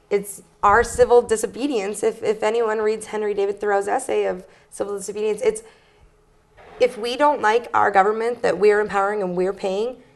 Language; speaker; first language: English; native; English